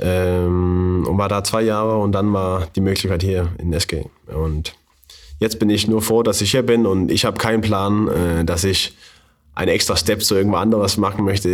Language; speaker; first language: German; non-native, fluent; Danish